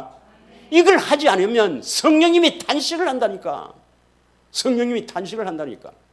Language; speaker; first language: Korean; native; Korean